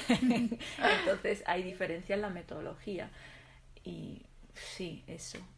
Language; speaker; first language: Spanish; non-native, fluent; Arabic